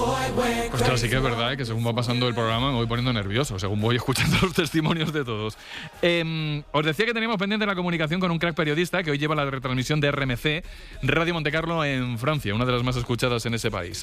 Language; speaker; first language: Spanish; native; Spanish